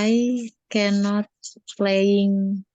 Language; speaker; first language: English; non-native, learner; Indonesian